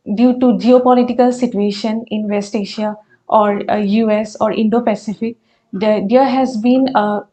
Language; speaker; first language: English; non-native, local second language; Assamese